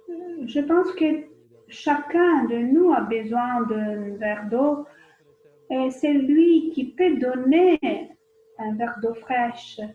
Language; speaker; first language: French; non-native, fluent; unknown